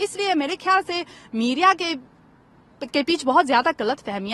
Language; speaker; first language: Hindi; non-native, fluent; Chinese